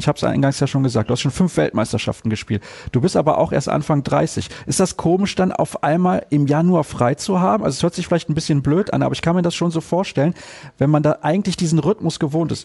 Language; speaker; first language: German; native; German